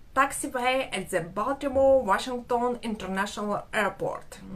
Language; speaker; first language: English; non-native, fluent; Ukrainian